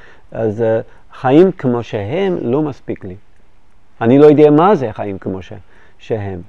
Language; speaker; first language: Hebrew; non-native, fluent; English